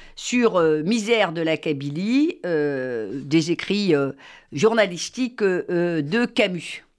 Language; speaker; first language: French; native; French